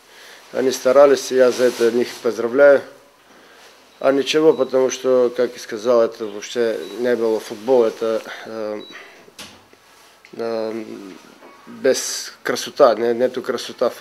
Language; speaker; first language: Russian; non-native, learner; Bulgarian